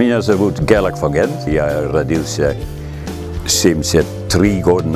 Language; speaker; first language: Russian; non-native, fluent; Dutch